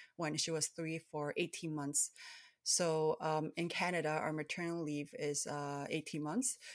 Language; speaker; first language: English; early bilingual, other home language; Cantonese